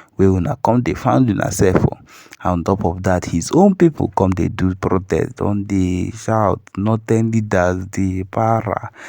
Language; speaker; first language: Nigerian Pidgin; non-native, local second language; Igbo